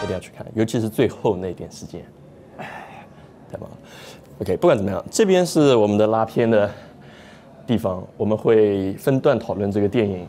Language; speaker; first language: Chinese; native; Chinese